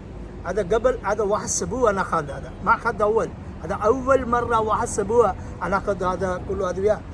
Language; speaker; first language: Arabic; non-native, learner; Urdu